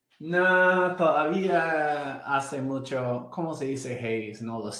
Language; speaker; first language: Spanish; non-native, fluent; English